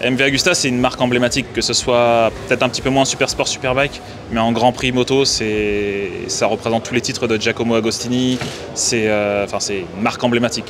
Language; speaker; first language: French; native; French